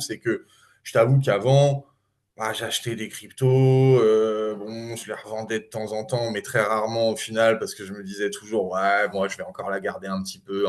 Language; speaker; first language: French; native; French